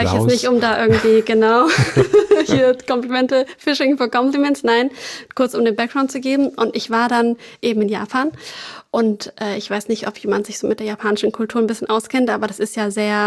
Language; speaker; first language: German; native; German